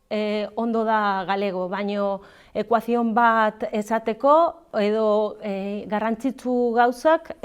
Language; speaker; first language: Basque; non-native, learner; Galician